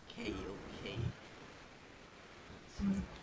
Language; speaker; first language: English; non-native, fluent; Vietnamese